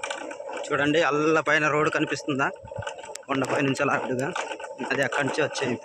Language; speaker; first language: Telugu; native; Telugu